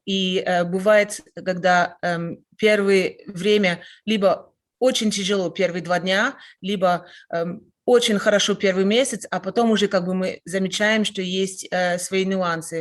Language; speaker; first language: Russian; non-native, fluent; French